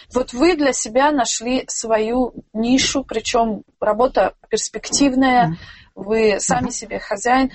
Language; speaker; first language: Russian; non-native, local second language; Tajik